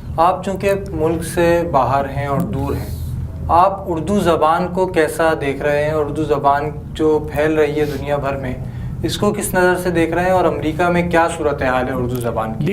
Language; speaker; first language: Urdu; native; Urdu